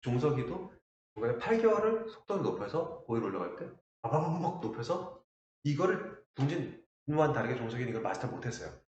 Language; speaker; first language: Korean; native; Korean